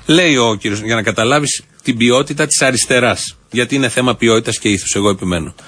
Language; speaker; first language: Greek; native; Greek